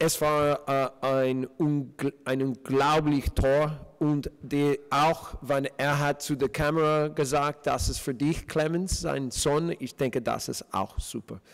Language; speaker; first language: German; non-native, fluent; English